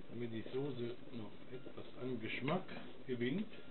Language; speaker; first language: German; non-native, fluent; Italian